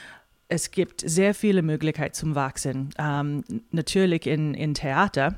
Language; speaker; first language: German; non-native, fluent; English